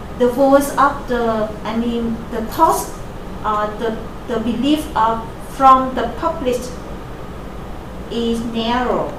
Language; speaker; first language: English; non-native, fluent; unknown